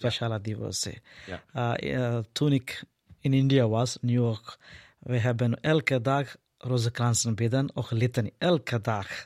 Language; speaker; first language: Dutch; non-native, learner; Telugu